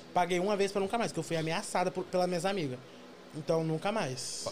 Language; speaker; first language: Portuguese; native; Portuguese